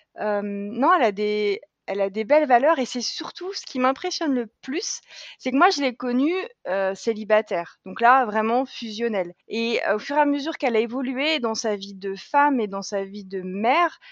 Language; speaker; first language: French; native; French